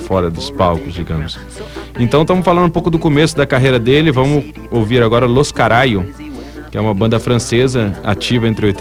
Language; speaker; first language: Portuguese; native; Portuguese